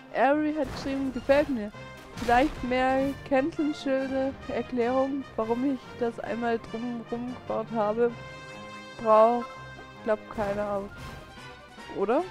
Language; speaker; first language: German; native; German